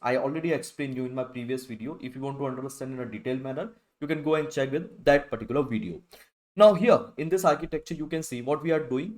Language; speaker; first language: English; non-native, local second language; Hindi